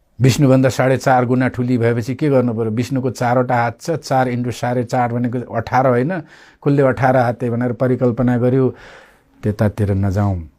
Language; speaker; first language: Nepali; non-native, local second language; Limbu